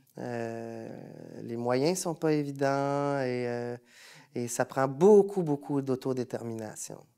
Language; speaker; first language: French; native; French